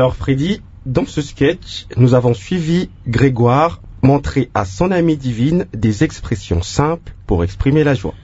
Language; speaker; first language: French; non-native, local second language; Lingala